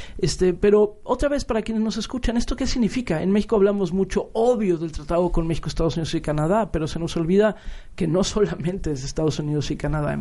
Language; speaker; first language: Spanish; native; Spanish